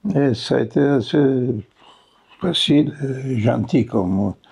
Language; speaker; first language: French; non-native, fluent; Bulgarian